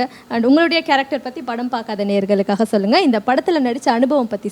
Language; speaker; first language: Tamil; native; Tamil